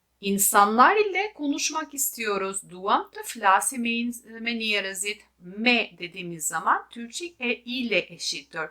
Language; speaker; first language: Turkish; non-native, fluent; Albanian